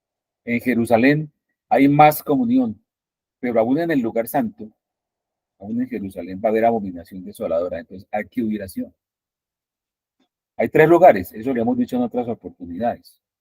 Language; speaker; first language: Spanish; native; Spanish